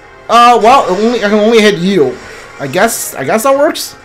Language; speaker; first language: English; native; English